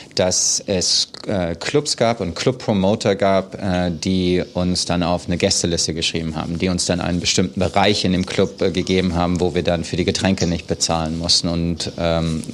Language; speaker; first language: German; native; German